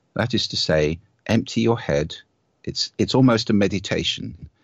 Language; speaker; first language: English; native; English